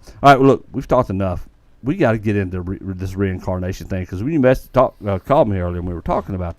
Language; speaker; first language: English; native; English